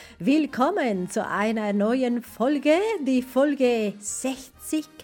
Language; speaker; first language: German; non-native, fluent; Spanish